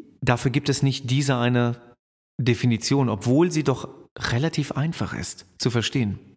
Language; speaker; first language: German; native; German